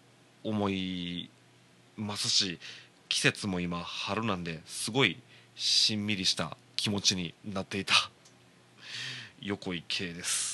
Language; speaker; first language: Japanese; native; Japanese